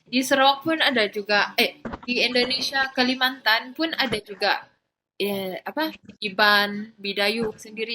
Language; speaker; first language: Malay; native; Malay